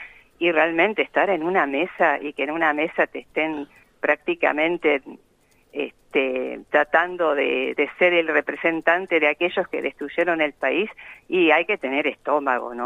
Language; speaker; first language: Spanish; native; Spanish